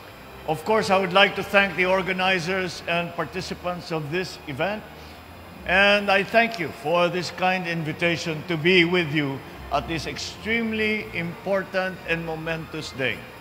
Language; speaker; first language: English; non-native, local second language; Filipino